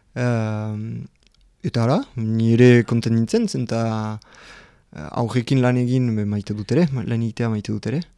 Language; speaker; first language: Basque; non-native, local second language; French